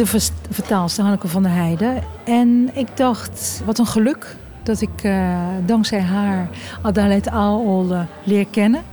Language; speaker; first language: Dutch; early bilingual, other home language; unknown